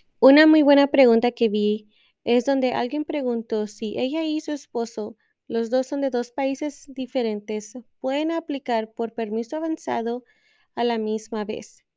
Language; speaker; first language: Spanish; early bilingual, heritage; Spanish